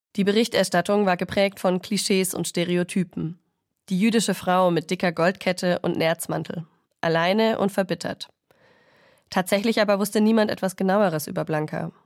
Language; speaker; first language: German; native; German